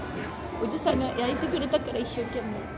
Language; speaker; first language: Japanese; native; Japanese